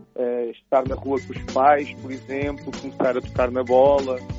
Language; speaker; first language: Portuguese; native; Portuguese